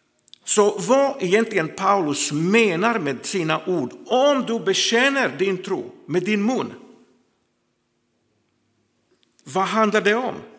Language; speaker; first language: Swedish; non-native, fluent; Croatian